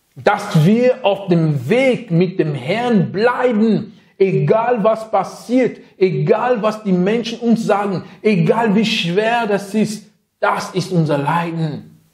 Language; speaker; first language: German; non-native, fluent; French